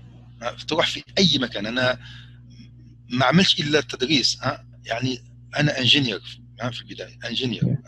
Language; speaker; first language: Arabic; native; Arabic